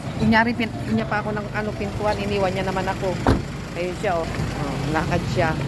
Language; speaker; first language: Filipino; native; Filipino